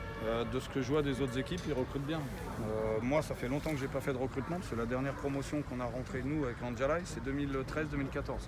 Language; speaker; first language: French; native; French